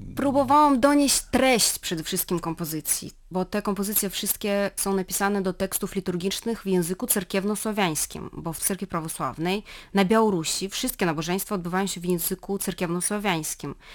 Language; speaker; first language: Polish; non-native, fluent; Russian